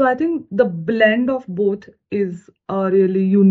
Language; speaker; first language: English; non-native, local second language; Marathi